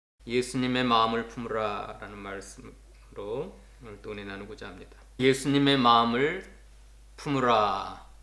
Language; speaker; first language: Korean; native; Korean